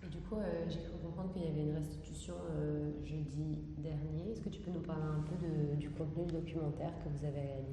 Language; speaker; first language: French; native; French